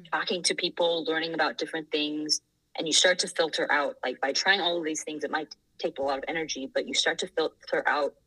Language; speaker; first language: English; non-native, fluent; Thai